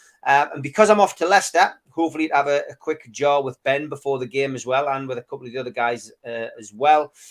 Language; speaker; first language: English; native; English